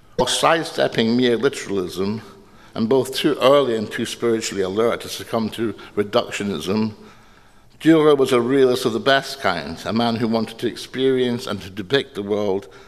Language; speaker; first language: English; native; English